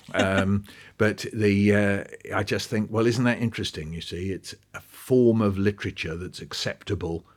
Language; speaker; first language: English; native; English